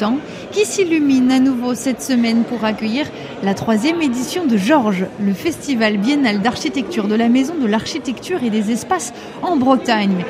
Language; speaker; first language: French; native; French